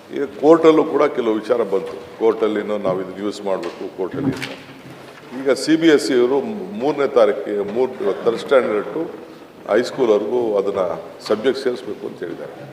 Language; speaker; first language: Kannada; native; Kannada